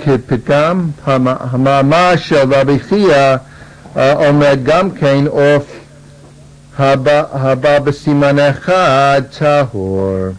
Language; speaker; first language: Hebrew; non-native, fluent; English